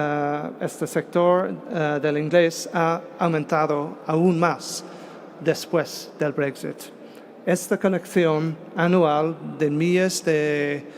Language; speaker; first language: Spanish; non-native, fluent; English